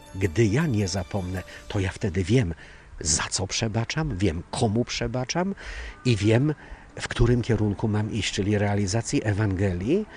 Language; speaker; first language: Polish; native; Polish